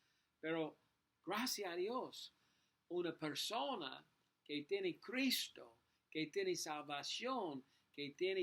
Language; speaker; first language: Spanish; non-native, learner; English